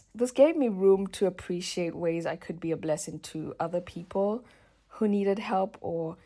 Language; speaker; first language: English; native; English